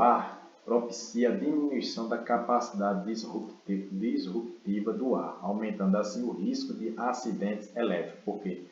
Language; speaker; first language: Portuguese; native; Portuguese